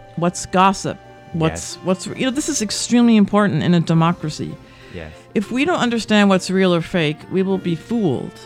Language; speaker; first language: English; native; English